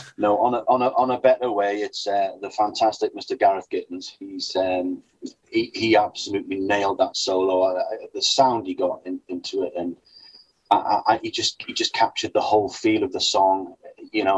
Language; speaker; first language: English; native; English